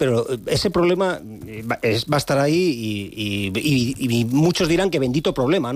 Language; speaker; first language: Spanish; native; Spanish